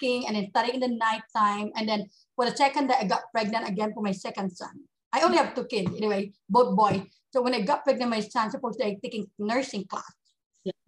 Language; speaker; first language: English; non-native, local second language; Hiligaynon